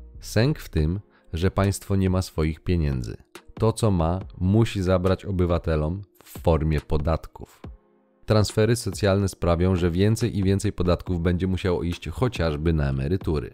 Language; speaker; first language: Polish; native; Polish